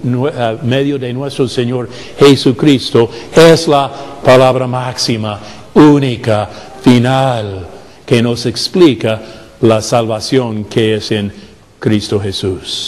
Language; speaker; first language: Spanish; non-native, fluent; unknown